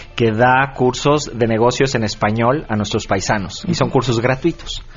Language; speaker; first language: Spanish; native; Spanish